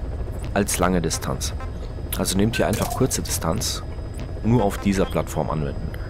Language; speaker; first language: German; native; German